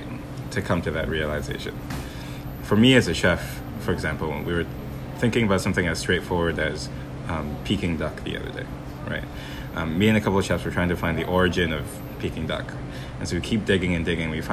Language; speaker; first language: English; non-native, local second language; Cantonese